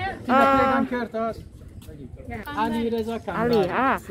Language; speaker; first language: Indonesian; non-native, learner; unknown